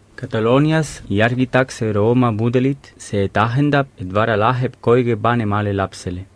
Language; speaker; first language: Estonian; non-native, fluent; Spanish